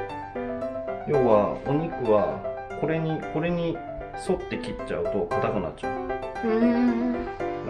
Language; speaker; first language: Japanese; native; Japanese